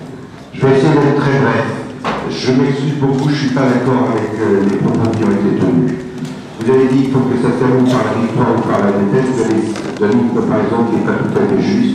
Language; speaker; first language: French; native; French